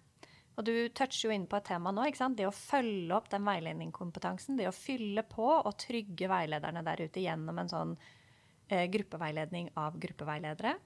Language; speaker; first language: Norwegian; native; Norwegian